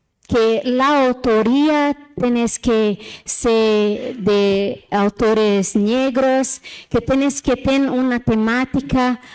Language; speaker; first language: Spanish; non-native, learner; Portuguese